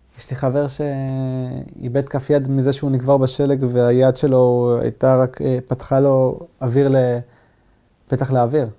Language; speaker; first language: Hebrew; non-native, local second language; Arabic